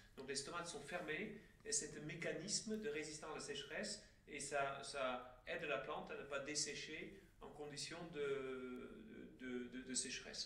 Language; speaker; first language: French; native; French